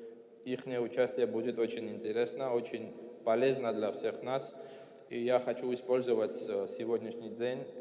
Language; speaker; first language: Russian; non-native, fluent; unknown